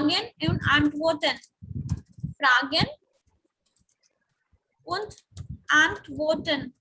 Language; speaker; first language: German; non-native, learner; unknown